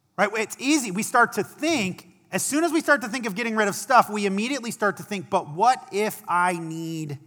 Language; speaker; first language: English; native; English